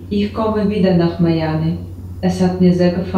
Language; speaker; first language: German; non-native, learner; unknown